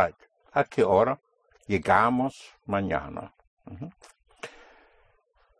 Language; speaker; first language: Spanish; non-native, fluent; English